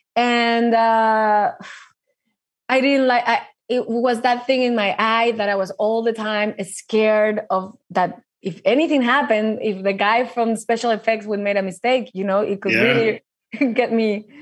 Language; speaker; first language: English; non-native, fluent; Spanish